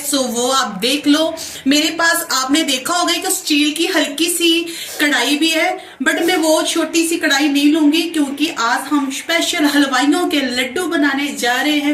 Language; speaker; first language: Hindi; non-native, local second language; Punjabi